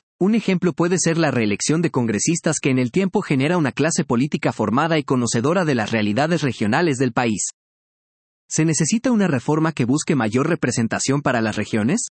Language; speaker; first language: Spanish; native; Spanish